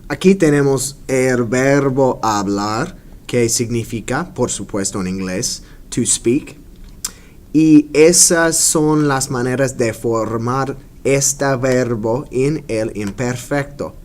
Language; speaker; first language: Spanish; non-native, fluent; English